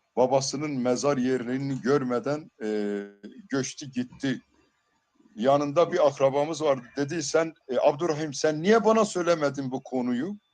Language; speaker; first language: Turkish; non-native, local second language; Zaza